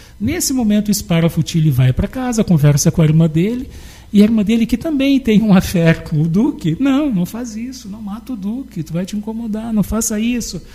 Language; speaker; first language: Portuguese; native; Portuguese